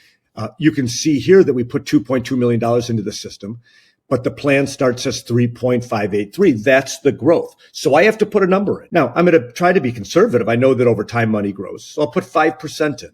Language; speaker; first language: English; native; English